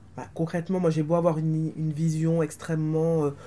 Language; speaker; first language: French; native; French